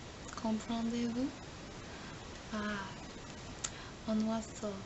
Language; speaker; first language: French; non-native, learner; English